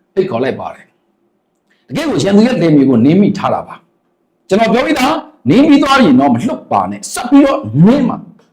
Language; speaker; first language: Burmese; native; Burmese